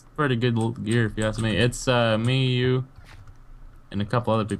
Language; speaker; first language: English; native; English